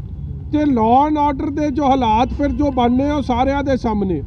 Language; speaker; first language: Hindi; non-native, local second language; Punjabi